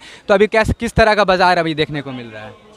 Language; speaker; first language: Hindi; native; Hindi